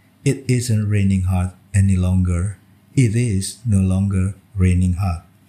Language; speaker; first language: English; non-native, fluent; Indonesian